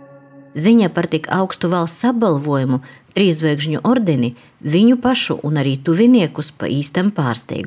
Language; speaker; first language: Latvian; native; Latvian